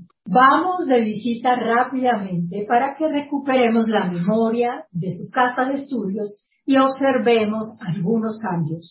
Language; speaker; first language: Spanish; native; Spanish